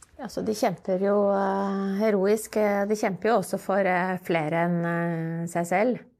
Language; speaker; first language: Norwegian; native; Norwegian